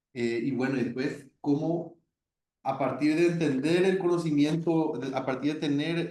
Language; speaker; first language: Spanish; native; Spanish